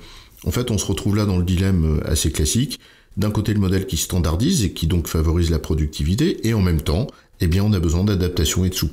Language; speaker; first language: French; native; French